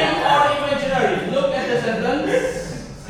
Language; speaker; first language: English; non-native, learner; Indonesian